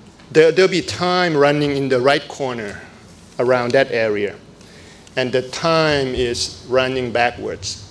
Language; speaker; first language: English; non-native, fluent; Thai